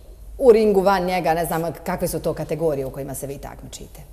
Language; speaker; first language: Serbian; native; Serbian